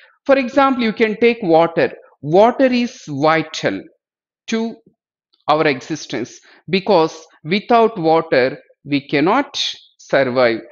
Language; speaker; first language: English; non-native, local second language; Telugu